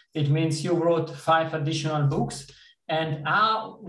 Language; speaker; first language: English; non-native, fluent; Italian